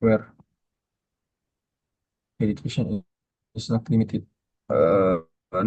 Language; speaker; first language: English; non-native, learner; Indonesian